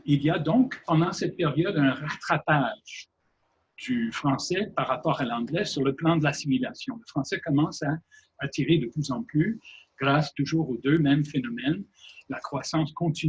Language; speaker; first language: French; native; French